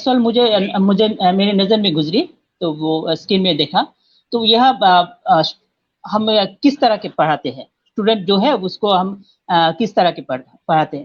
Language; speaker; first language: Hindi; non-native, fluent; Bangla